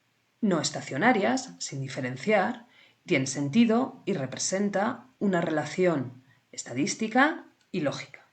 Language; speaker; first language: Spanish; native; Spanish